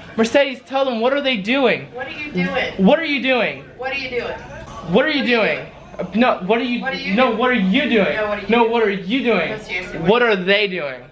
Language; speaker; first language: English; native; English